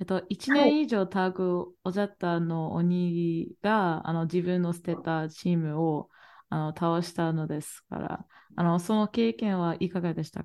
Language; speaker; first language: Japanese; non-native, fluent; English